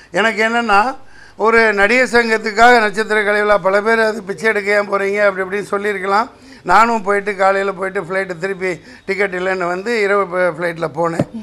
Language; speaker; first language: Tamil; native; Tamil